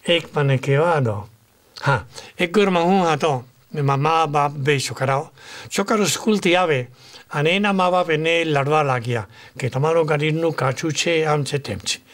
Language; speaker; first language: Gujarati; non-native, fluent; Spanish